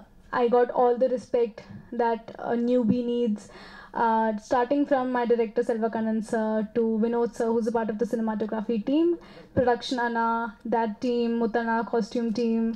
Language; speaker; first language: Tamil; non-native, fluent; Malayalam